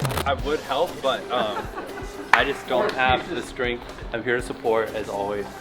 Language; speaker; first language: English; native; English